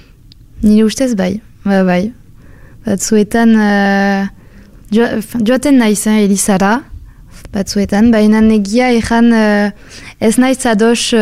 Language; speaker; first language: Basque; non-native, local second language; French